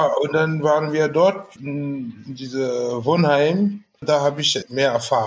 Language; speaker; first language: German; non-native, fluent; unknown